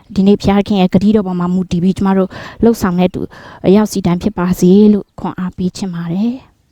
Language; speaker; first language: Burmese; non-native, local second language; Shan